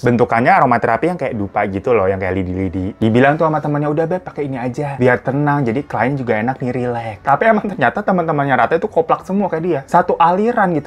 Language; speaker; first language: Indonesian; native; Indonesian